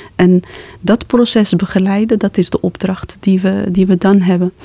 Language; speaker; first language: Dutch; non-native, fluent; Arabic